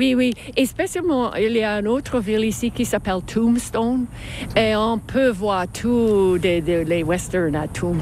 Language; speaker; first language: French; non-native, fluent; English